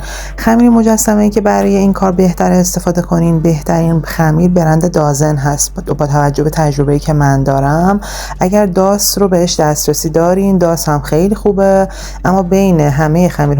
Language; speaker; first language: Persian; native; Persian